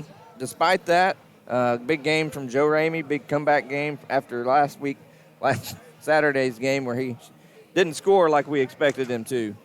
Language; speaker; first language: English; native; English